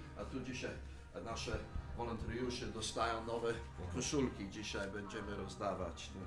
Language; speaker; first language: Polish; early bilingual, heritage; Polish